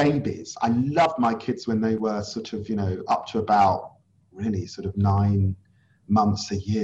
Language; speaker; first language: English; native; English